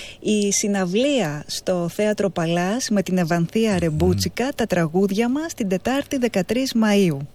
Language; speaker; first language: Greek; native; Greek